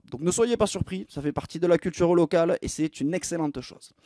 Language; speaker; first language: French; native; French